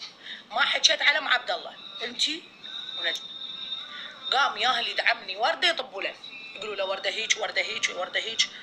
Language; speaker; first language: Arabic; native; Arabic